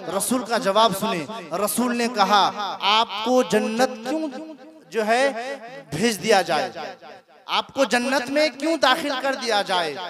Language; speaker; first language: Urdu; non-native, local second language; Bangla